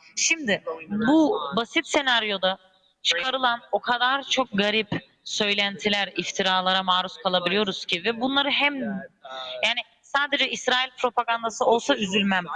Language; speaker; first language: Turkish; early bilingual, heritage; Turkish